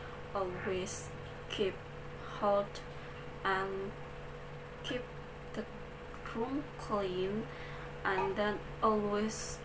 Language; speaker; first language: English; non-native, learner; Balinese